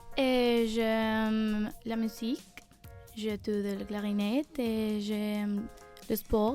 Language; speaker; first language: French; non-native, learner; Spanish